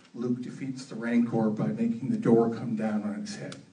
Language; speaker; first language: English; native; English